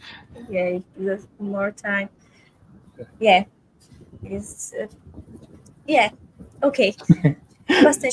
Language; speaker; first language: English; non-native, fluent; Portuguese